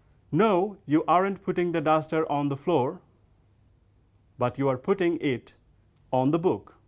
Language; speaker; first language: English; non-native, local second language; Bangla